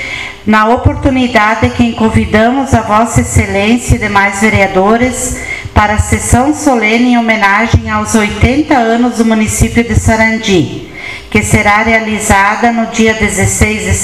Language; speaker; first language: Portuguese; native; Portuguese